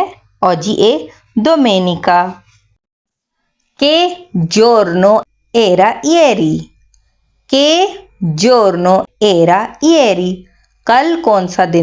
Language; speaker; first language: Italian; non-native, fluent; Urdu